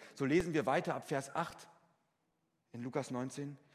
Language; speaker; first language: German; native; German